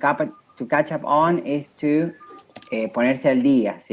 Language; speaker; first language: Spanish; native; Spanish